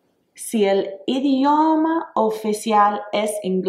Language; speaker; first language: Spanish; non-native, fluent; English